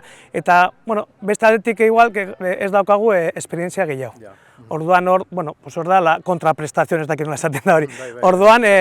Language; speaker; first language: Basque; non-native, learner; Spanish